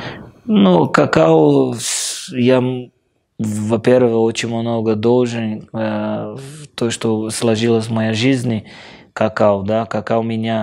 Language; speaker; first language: Russian; non-native, fluent; Portuguese